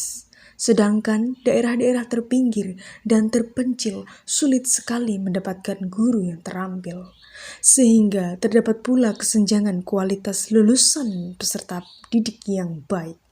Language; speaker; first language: Indonesian; native; Indonesian